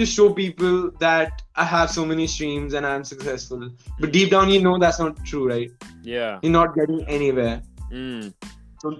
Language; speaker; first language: English; non-native, local second language; Hindi